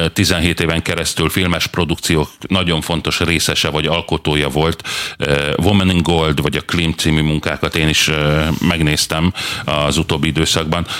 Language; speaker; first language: Hungarian; native; Hungarian